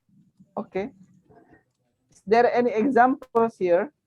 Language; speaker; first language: English; non-native, fluent; Indonesian